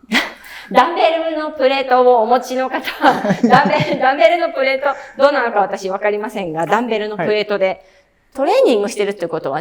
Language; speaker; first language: Japanese; native; Japanese